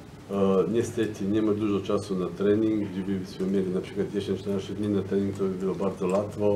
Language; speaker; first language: Polish; non-native, fluent; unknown